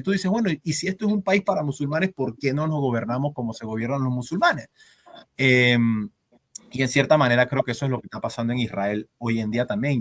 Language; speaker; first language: Spanish; native; Spanish